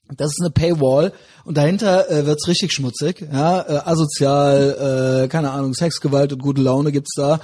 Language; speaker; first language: German; native; German